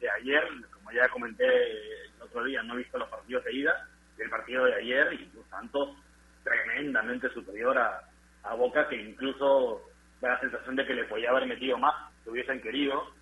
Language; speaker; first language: Spanish; native; Spanish